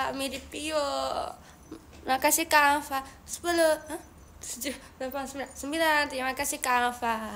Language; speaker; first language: Indonesian; non-native, learner; Japanese